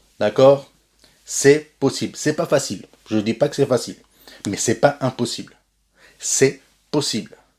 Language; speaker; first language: French; native; French